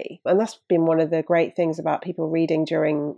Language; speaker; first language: English; native; English